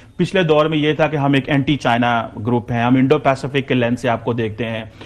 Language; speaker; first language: Urdu; native; Urdu